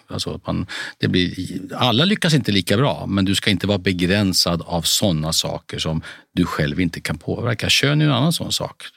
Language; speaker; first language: Swedish; native; Swedish